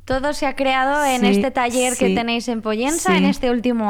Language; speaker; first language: Spanish; non-native, local second language; Catalan